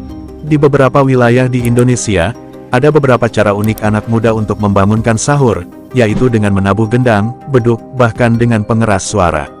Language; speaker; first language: Indonesian; native; Indonesian